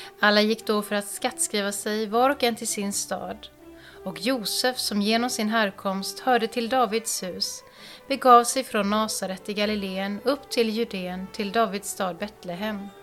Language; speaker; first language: Swedish; native; Swedish